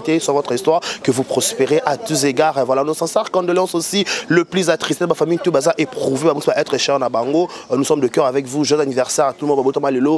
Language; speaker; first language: French; non-native, local second language; Lingala